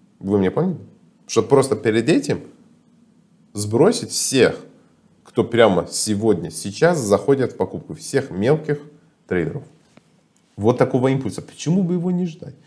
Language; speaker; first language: Russian; non-native, fluent; Persian